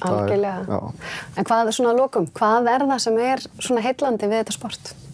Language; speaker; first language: Icelandic; native; Icelandic